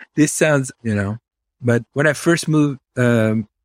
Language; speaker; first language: English; non-native, fluent; Italian